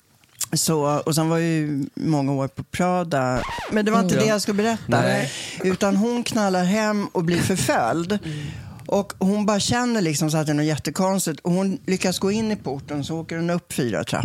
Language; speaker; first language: Swedish; native; Swedish